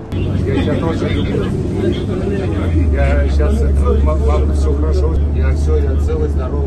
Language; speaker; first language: Russian; native; Russian